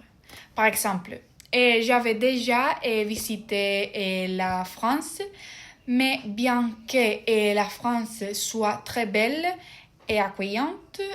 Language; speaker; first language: French; non-native, fluent; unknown